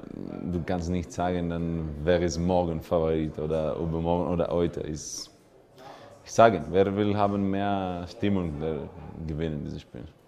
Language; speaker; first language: German; non-native, learner; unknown